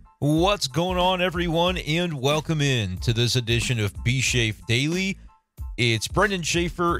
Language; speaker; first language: English; native; English